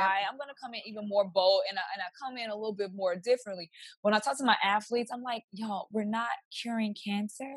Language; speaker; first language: English; native; English